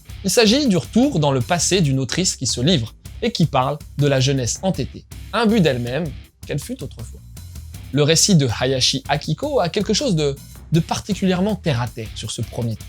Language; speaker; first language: French; native; French